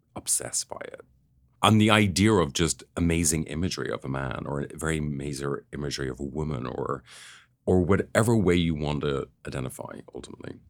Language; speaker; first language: English; native; English